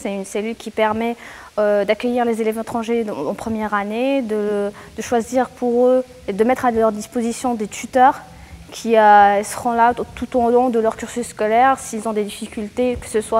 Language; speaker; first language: French; non-native, local second language; Arabic